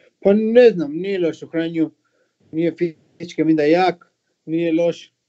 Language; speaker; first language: Bosnian; non-native, fluent; Spanish